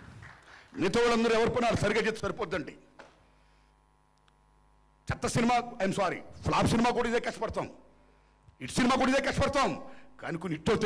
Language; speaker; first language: Telugu; native; Telugu